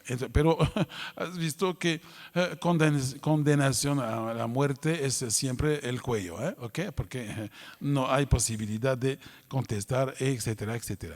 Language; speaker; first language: Spanish; non-native, fluent; French